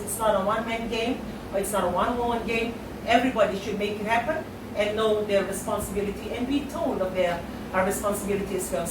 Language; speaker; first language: English; non-native, local second language; Filipino